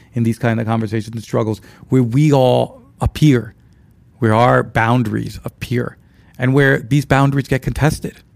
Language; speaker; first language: English; early bilingual, other home language; Spanish